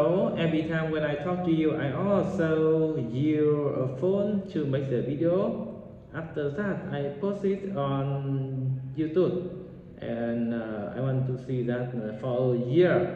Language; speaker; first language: English; non-native, learner; Vietnamese